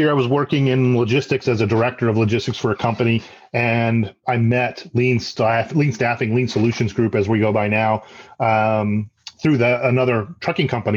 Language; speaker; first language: English; native; English